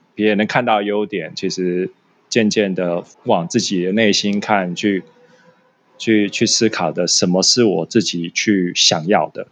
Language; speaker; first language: Chinese; native; Chinese